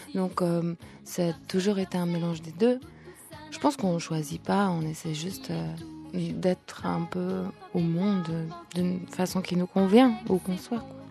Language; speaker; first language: French; early bilingual, other home language; Lithuanian